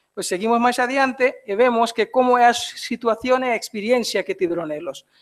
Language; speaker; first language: Galician; non-native, fluent; Bangla